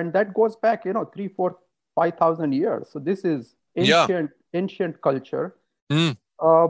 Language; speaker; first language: English; non-native, local second language; Hindi